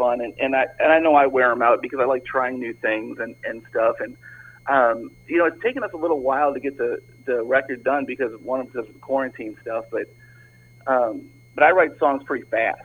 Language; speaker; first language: English; native; English